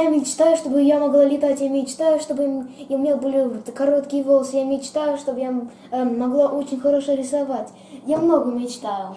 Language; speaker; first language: Russian; early bilingual, heritage; Russian